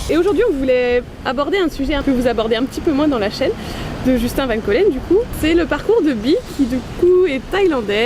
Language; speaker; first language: French; native; French